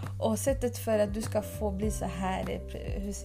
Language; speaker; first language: Swedish; early bilingual, other home language; Spanish